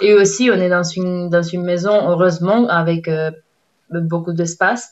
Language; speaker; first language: French; non-native, fluent; Spanish